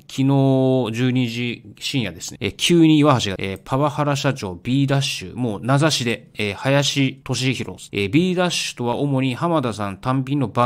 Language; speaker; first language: Japanese; native; Japanese